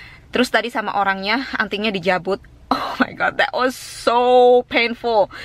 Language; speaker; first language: English; non-native, fluent; Indonesian